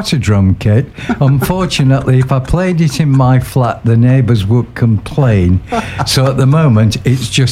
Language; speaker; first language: English; native; English